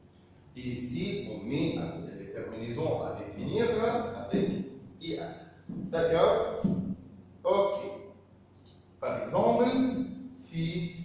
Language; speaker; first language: French; non-native, fluent; Arabic